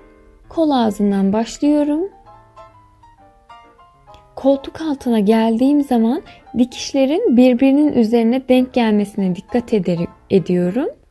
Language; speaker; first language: Turkish; native; Turkish